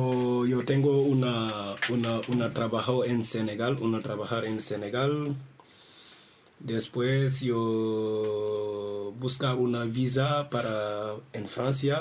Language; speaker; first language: Spanish; non-native, learner; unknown